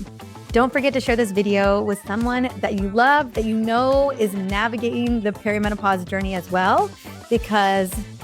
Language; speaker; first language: English; native; English